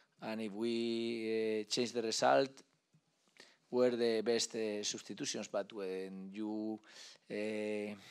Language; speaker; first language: English; non-native, learner; Spanish